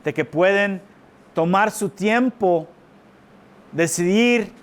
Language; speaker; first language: Spanish; early bilingual, heritage; Spanish